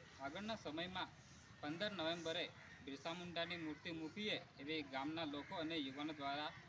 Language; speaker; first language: Gujarati; native; Gujarati